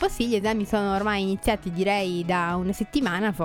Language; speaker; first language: Italian; native; Italian